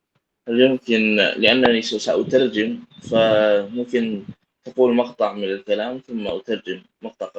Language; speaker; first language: Arabic; non-native, fluent; Indonesian